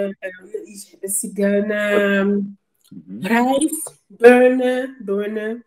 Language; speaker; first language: German; non-native, learner; Portuguese